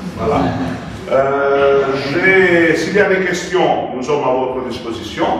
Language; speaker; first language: French; non-native, fluent; Italian